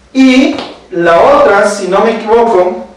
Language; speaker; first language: Spanish; native; Spanish